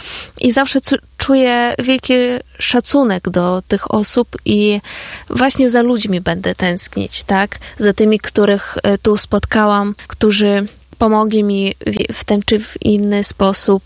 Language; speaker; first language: Polish; non-native, fluent; Ukrainian